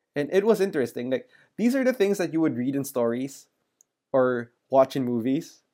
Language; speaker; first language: English; non-native, local second language; Filipino